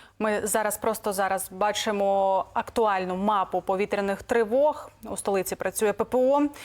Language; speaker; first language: Ukrainian; native; Ukrainian